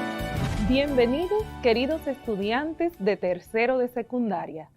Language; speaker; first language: Spanish; native; Spanish